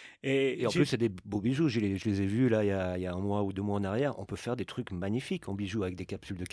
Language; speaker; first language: French; native; French